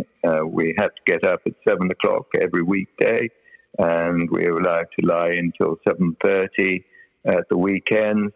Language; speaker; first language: English; native; English